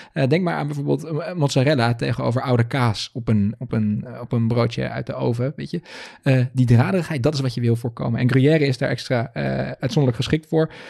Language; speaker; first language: Dutch; native; Dutch